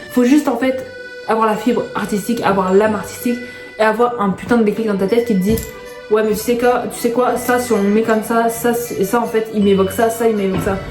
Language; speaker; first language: French; early bilingual, other home language; Arabic